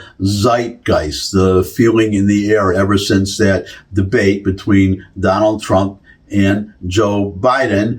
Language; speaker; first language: English; native; English